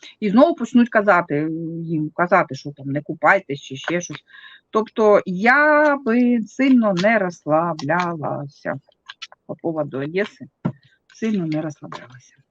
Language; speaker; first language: Ukrainian; native; Ukrainian